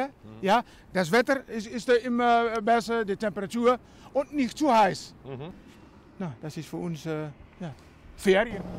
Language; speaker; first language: German; non-native, learner; Dutch